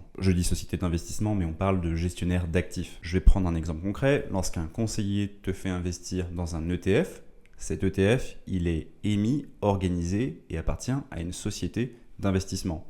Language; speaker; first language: French; native; French